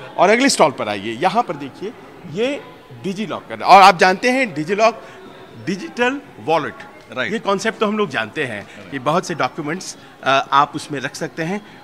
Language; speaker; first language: Hindi; native; Hindi